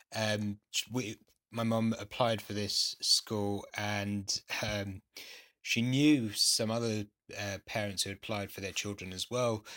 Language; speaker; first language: English; native; English